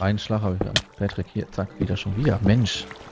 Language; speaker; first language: German; native; German